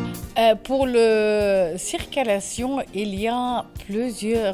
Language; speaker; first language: French; non-native, learner; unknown